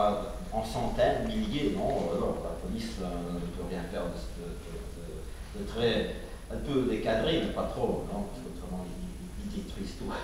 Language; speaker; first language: French; non-native, fluent; Ukrainian